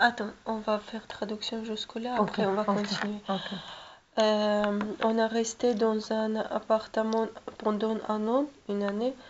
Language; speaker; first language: French; non-native, learner; Russian